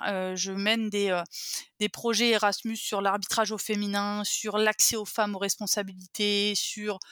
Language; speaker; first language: French; native; French